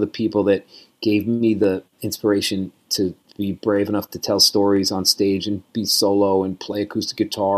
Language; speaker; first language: English; native; English